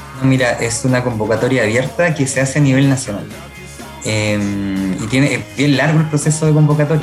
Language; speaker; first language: Spanish; native; Spanish